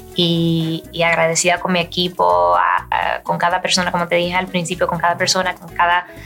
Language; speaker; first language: Spanish; early bilingual, heritage; Spanish